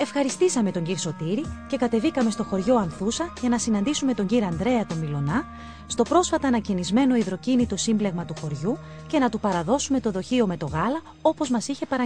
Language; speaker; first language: Greek; native; Greek